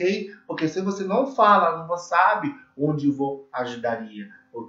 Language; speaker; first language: Portuguese; non-native, learner; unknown